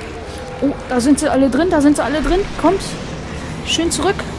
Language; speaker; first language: German; native; German